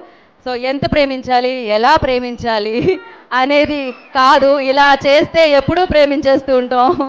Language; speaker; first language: Telugu; native; Telugu